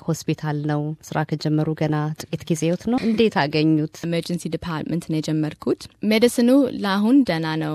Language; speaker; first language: Amharic; early bilingual, heritage; Amharic